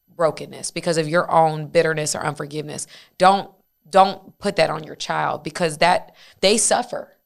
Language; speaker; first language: English; native; English